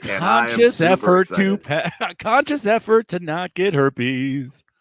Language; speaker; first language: English; native; English